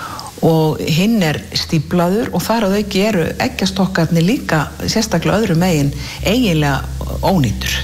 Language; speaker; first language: Icelandic; native; Icelandic